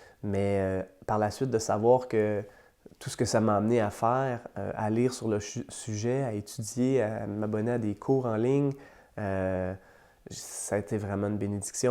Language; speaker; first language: French; native; French